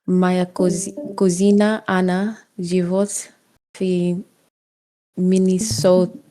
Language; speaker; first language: Russian; non-native, learner; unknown